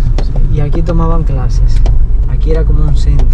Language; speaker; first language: Spanish; early bilingual, other home language; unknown